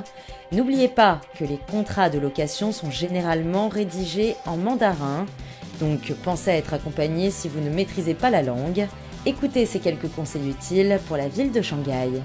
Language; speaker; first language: French; native; French